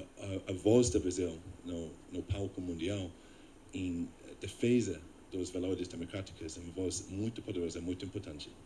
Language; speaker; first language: Portuguese; non-native, fluent; English